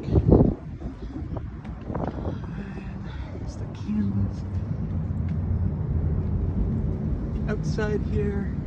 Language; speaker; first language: English; native; English